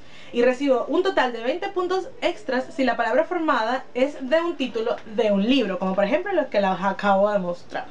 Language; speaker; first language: Spanish; native; Spanish